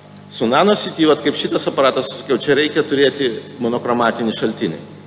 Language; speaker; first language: Lithuanian; native; Lithuanian